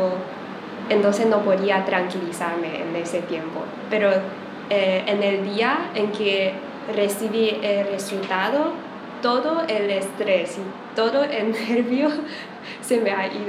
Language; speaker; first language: Spanish; non-native, fluent; Chinese